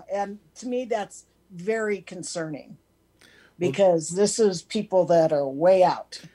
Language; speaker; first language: English; native; English